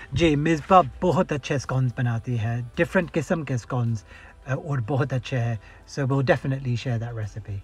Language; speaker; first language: Hindi; early bilingual, other home language; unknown